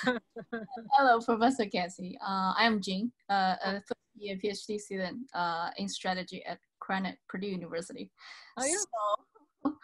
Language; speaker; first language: English; non-native, fluent; Portuguese